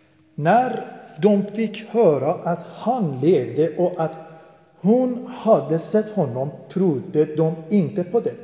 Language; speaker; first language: Swedish; non-native, fluent; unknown